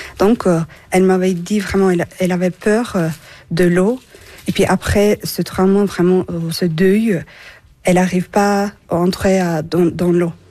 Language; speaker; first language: French; non-native, learner; Turkish